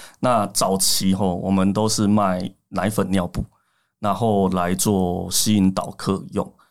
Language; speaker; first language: Chinese; native; Chinese